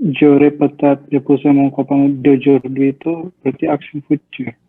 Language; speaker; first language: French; non-native, learner; Indonesian